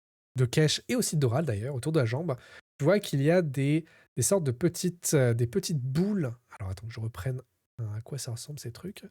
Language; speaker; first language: French; native; French